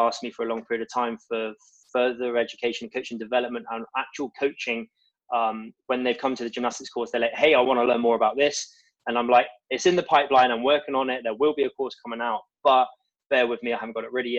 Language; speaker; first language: English; native; English